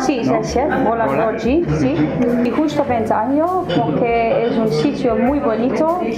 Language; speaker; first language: Spanish; non-native, learner; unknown